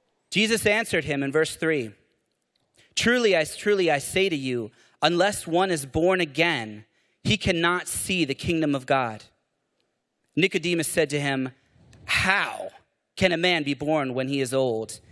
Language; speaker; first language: English; native; English